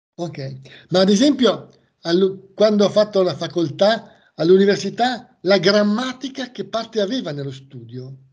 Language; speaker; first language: Italian; native; Italian